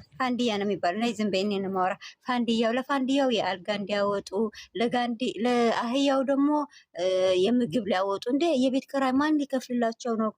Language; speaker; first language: Amharic; non-native, local second language; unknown